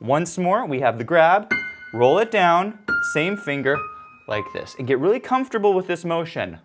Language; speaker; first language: English; native; English